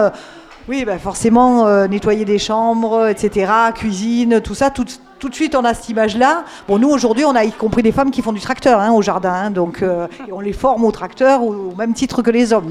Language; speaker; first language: French; native; French